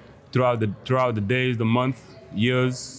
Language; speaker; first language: English; non-native, fluent; Wolof